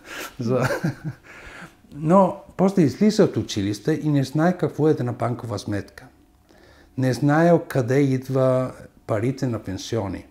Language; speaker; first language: Bulgarian; non-native, fluent; Italian